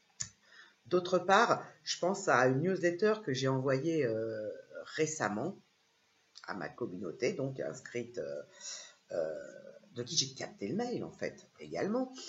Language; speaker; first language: French; native; French